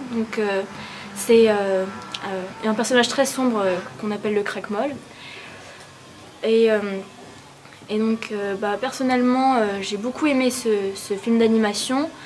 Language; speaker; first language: French; native; French